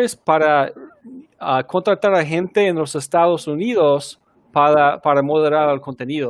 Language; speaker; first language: Spanish; non-native, fluent; English